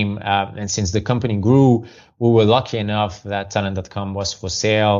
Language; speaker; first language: English; non-native, fluent; French